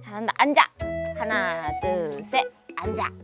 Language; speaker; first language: Korean; non-native, fluent; Japanese